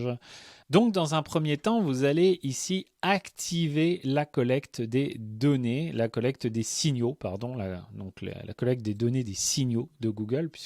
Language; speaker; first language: French; native; French